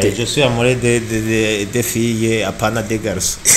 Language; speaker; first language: French; non-native, learner; Rundi